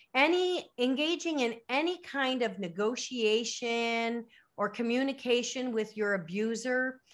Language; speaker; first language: English; native; English